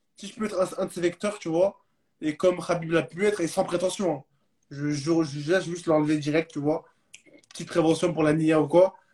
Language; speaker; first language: French; early bilingual, other home language; Arabic